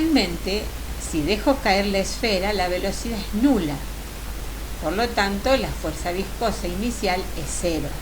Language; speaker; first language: Spanish; native; Spanish